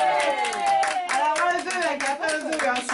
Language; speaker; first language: French; native; French